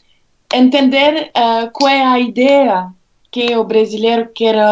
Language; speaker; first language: Portuguese; non-native, fluent; French